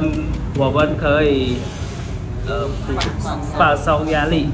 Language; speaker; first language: Chinese; non-native, learner; Khmer